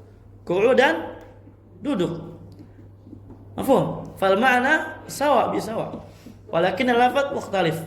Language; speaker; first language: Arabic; non-native, fluent; Indonesian